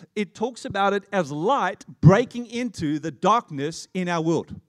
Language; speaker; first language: English; native; English